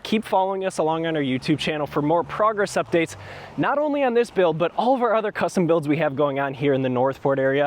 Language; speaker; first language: English; native; English